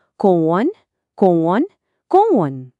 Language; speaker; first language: Korean; non-native, fluent; Filipino